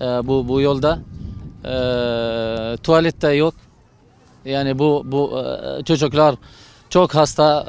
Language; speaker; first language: Turkish; non-native, learner; Arabic